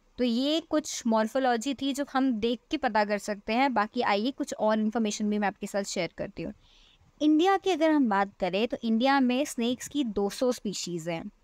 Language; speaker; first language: Hindi; native; Hindi